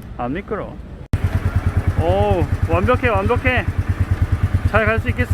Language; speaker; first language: Korean; native; Korean